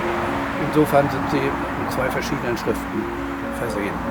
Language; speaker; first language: German; native; German